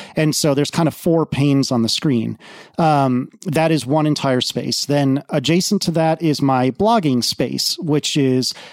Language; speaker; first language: English; native; English